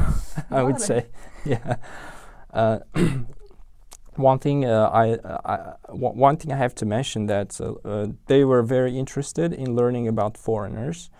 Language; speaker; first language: English; non-native, fluent; Uzbek